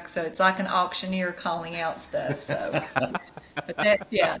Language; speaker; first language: English; native; English